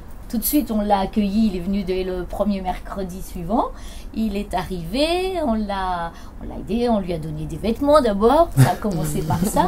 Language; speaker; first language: French; native; French